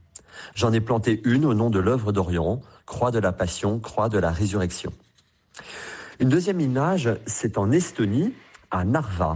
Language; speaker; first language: French; native; French